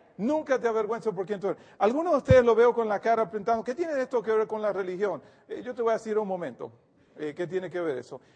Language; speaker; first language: Spanish; native; Spanish